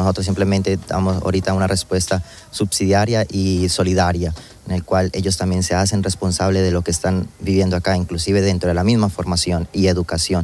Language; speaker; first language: Spanish; native; Spanish